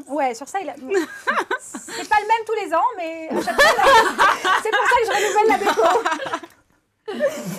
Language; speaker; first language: French; native; French